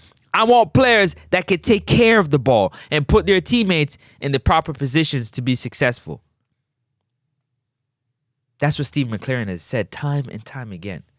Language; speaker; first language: English; native; English